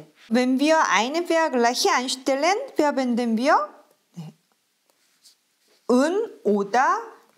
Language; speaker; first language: German; non-native, fluent; Korean